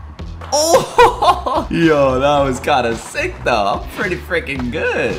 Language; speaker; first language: English; native; English